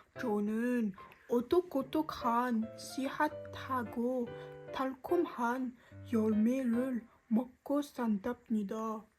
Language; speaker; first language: Korean; early bilingual, heritage; French